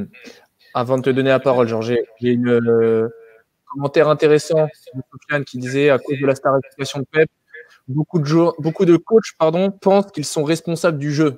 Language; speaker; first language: French; native; French